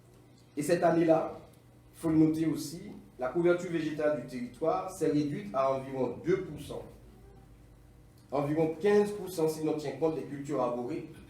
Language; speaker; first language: French; non-native, local second language; Haitian Creole